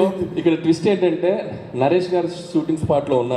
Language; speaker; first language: Telugu; native; Telugu